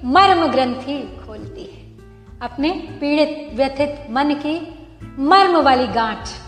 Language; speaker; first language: Hindi; native; Hindi